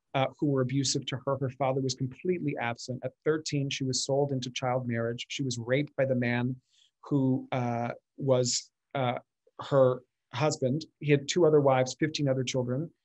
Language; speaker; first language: English; early bilingual, other home language; Spanish